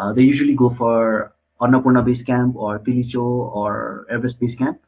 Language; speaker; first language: English; non-native, local second language; Nepali